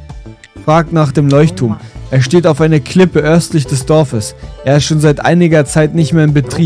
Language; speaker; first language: German; native; German